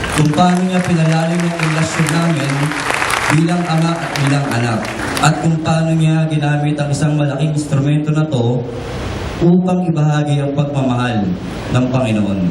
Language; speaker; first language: Filipino; native; Filipino